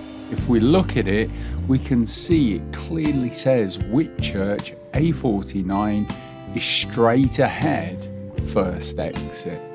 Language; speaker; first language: English; native; English